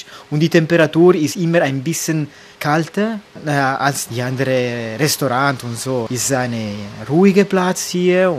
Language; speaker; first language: German; non-native, learner; Italian